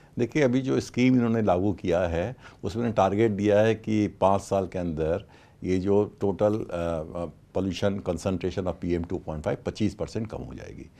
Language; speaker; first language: Hindi; native; Hindi